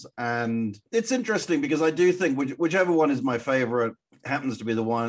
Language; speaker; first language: English; native; English